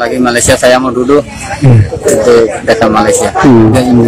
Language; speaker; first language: Indonesian; non-native, learner; Rohingya